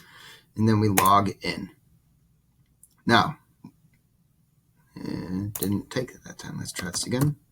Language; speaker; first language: English; native; English